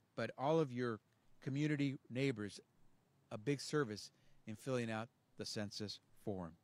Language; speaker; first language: English; early bilingual, other home language; Spanish